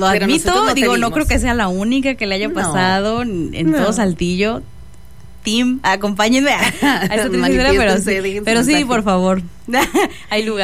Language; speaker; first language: Spanish; native; Spanish